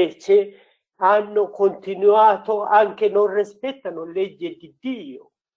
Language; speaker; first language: Italian; non-native, learner; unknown